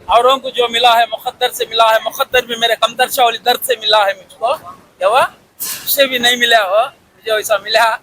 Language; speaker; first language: Hindi; non-native, local second language; Urdu